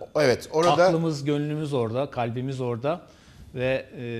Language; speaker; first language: Turkish; native; Turkish